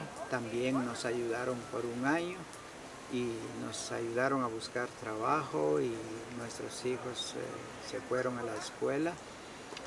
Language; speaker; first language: Spanish; non-native, local second language; Kʼicheʼ